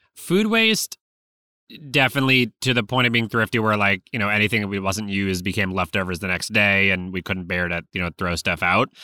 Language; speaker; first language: English; native; English